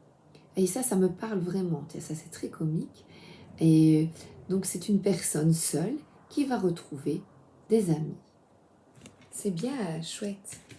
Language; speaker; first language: French; native; French